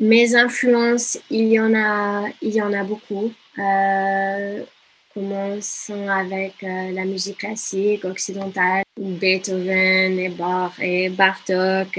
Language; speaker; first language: French; non-native, fluent; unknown